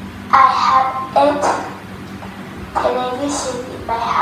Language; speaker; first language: English; non-native, learner; Vietnamese